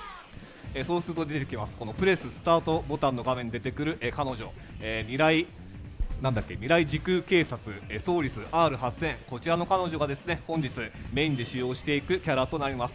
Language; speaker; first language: Japanese; native; Japanese